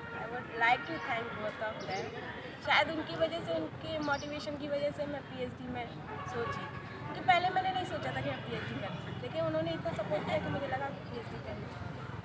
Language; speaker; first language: Hindi; native; Hindi